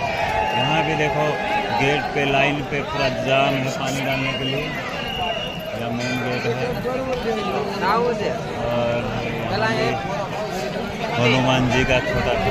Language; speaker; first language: Hindi; non-native, local second language; Odia